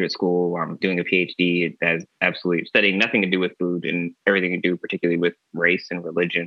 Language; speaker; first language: English; native; English